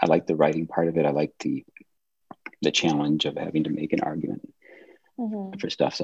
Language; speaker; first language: English; native; English